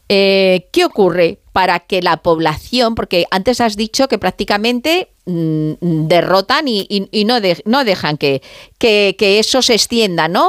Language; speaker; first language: Spanish; native; Spanish